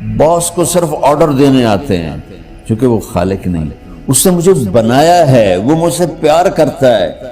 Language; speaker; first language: Urdu; non-native, local second language; Punjabi